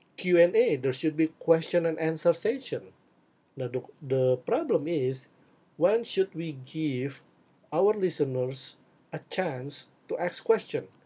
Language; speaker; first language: English; non-native, fluent; Indonesian